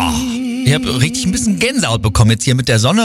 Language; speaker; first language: German; native; German